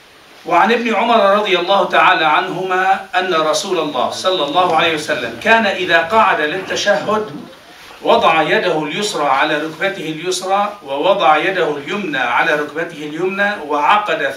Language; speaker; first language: Arabic; non-native, fluent; English